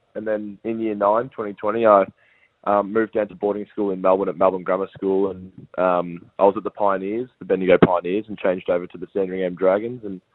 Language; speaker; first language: English; native; English